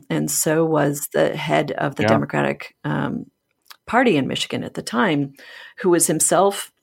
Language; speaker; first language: English; native; English